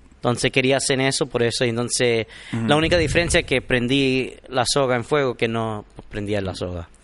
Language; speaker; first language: Spanish; early bilingual, heritage; Spanish